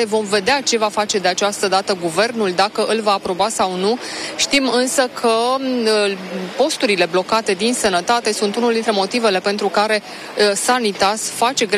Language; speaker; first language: Romanian; native; Romanian